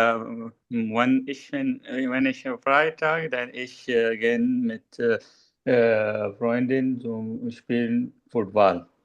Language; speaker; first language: German; non-native, learner; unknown